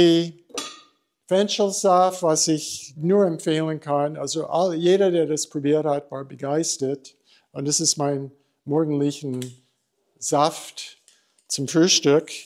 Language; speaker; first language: German; non-native, fluent; English